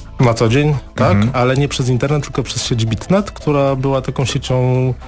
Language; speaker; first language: Polish; native; Polish